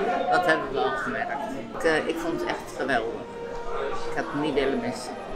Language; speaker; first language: Dutch; native; Dutch